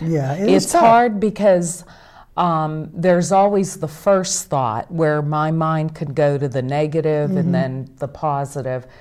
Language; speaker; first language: English; native; English